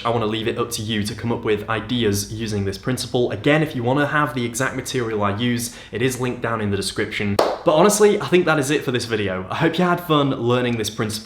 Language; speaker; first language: English; native; English